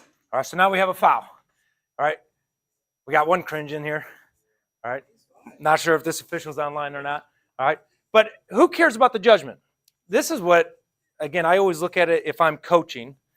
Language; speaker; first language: English; native; English